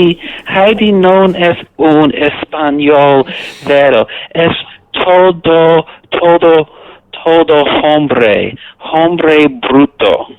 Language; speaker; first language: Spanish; non-native, learner; English